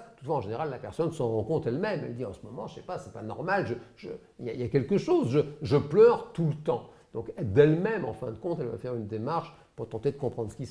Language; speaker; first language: French; native; French